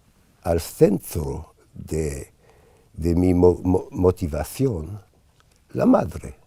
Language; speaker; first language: Spanish; non-native, fluent; English